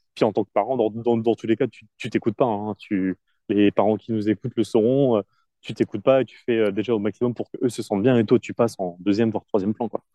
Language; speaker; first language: French; native; French